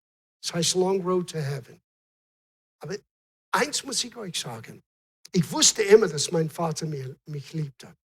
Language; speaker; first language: German; non-native, fluent; English